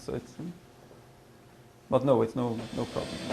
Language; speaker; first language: English; non-native, learner; Swedish